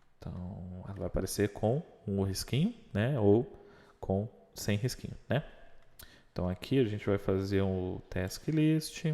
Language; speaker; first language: Portuguese; native; Portuguese